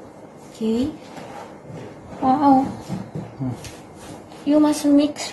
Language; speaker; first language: English; non-native, learner; Indonesian